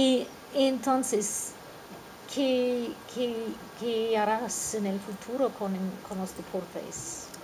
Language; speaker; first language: Spanish; non-native, fluent; English